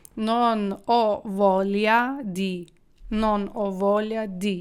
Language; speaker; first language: Italian; non-native, fluent; Ukrainian